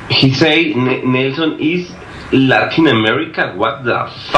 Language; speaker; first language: English; non-native, learner; Spanish